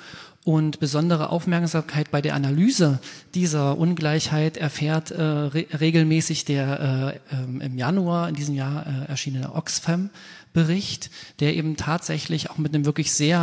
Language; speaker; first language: German; native; German